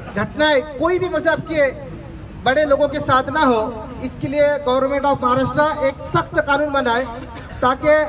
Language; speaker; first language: Urdu; native; Urdu